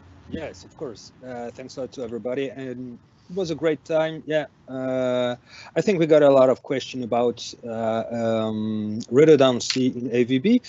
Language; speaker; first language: English; non-native, fluent; French